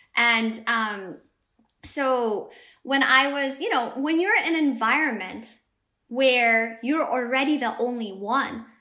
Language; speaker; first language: English; early bilingual, other home language; Amharic